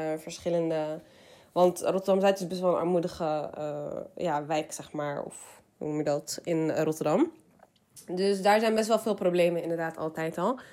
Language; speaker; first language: Dutch; early bilingual, other home language; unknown